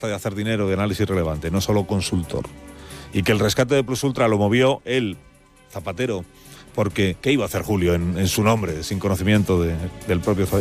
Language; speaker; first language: Spanish; native; Spanish